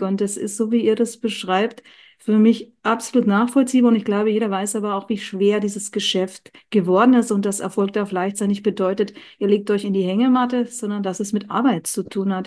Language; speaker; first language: German; native; German